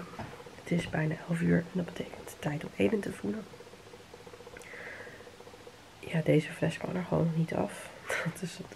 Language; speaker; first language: Dutch; native; Dutch